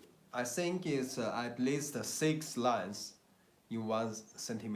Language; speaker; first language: English; non-native, learner; Chinese